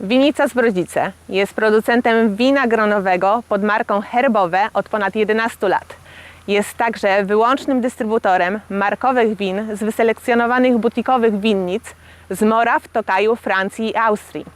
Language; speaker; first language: Polish; native; Polish